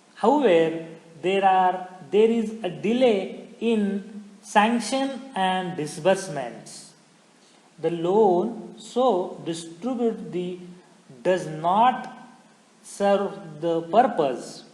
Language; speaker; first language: English; non-native, local second language; Marathi